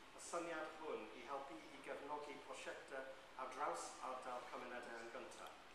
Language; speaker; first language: Welsh; non-native, local second language; English